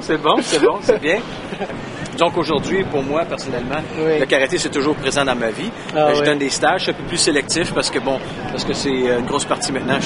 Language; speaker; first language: French; native; French